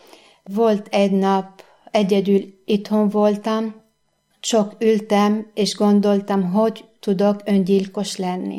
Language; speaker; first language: Hungarian; non-native, learner; Arabic